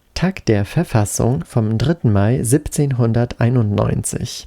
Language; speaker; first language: German; non-native, fluent; Polish